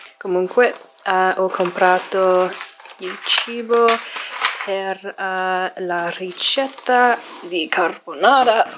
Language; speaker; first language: Italian; non-native, learner; English